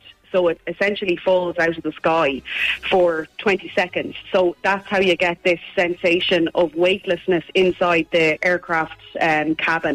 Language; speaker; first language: English; native; English